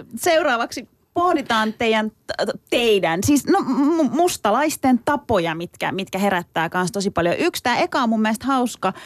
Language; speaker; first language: Finnish; early bilingual, other home language; Turkish